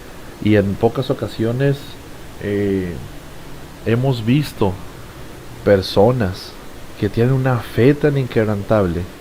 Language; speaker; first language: Spanish; native; Spanish